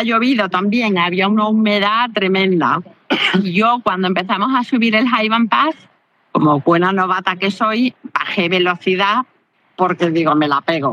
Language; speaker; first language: Spanish; native; Spanish